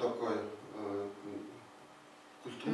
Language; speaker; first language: Russian; non-native, learner; Mongolian